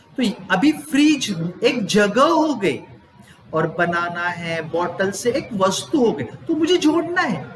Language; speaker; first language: Hindi; non-native, local second language; Gujarati